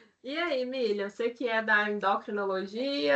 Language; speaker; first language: Portuguese; native; Portuguese